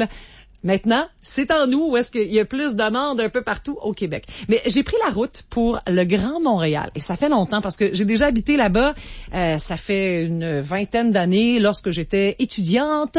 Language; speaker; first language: French; native; French